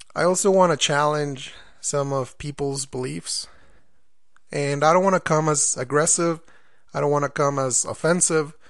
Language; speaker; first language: English; non-native, fluent; Spanish